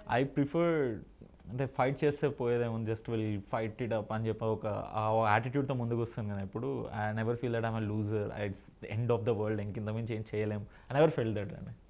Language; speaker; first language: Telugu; native; Telugu